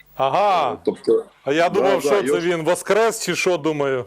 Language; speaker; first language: Ukrainian; native; Ukrainian